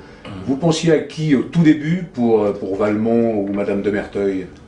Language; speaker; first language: French; native; French